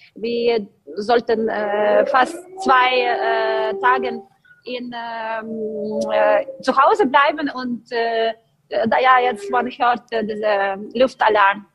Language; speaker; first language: German; non-native, learner; Ukrainian